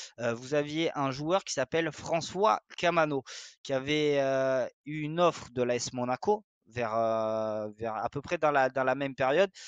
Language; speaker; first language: French; native; French